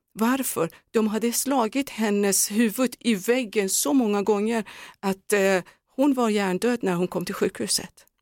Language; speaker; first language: Swedish; non-native, fluent; Persian